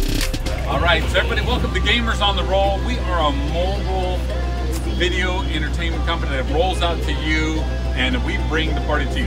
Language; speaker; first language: English; native; English